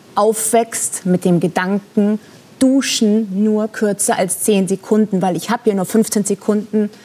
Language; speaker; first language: German; non-native, fluent; Persian